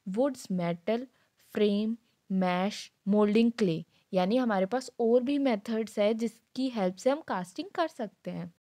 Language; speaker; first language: Hindi; native; Hindi